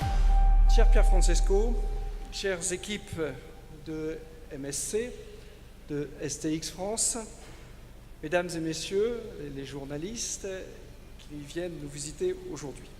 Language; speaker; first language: French; native; French